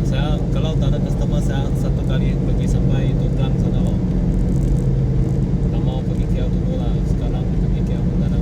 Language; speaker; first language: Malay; non-native, local second language; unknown